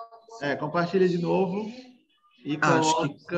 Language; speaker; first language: Portuguese; native; Portuguese